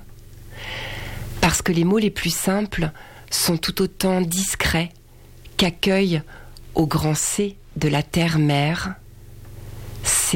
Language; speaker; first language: French; native; French